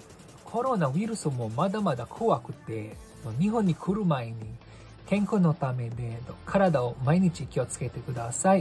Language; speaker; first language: Japanese; non-native, learner; Filipino